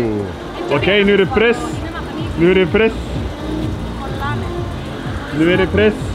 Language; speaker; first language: Swedish; native; Swedish